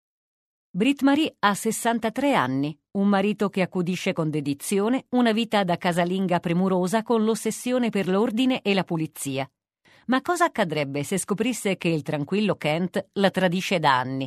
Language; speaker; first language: Italian; native; Italian